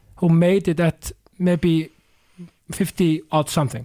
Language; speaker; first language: English; non-native, fluent; Icelandic